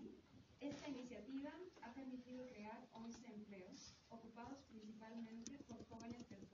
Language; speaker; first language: Spanish; non-native, learner; French